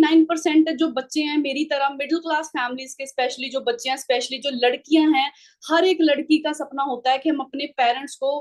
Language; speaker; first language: Hindi; non-native, local second language; Punjabi